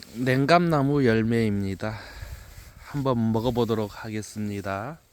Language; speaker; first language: Korean; native; Korean